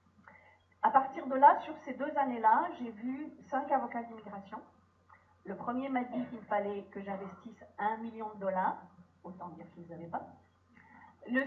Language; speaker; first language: French; native; French